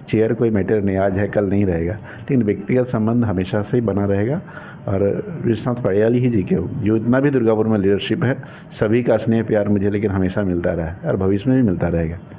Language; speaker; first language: Hindi; native; Hindi